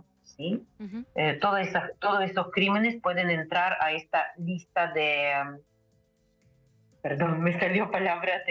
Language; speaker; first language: Spanish; non-native, fluent; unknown